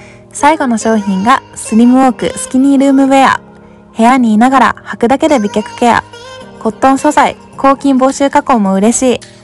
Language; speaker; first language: Japanese; native; Japanese